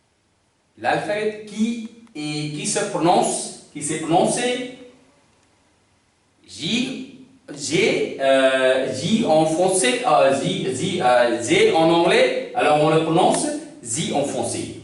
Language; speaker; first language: French; non-native, learner; Hindi